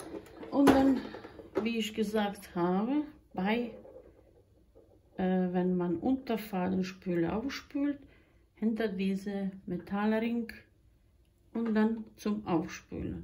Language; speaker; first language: German; non-native, fluent; Croatian